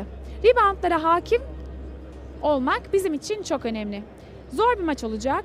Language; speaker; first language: Turkish; native; Turkish